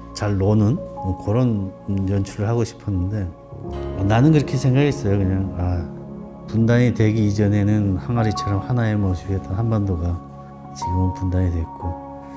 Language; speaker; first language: Korean; native; Korean